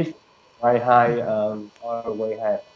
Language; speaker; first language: English; non-native, learner; Vietnamese